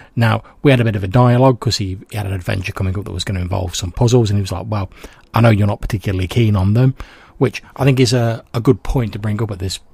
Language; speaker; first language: English; native; English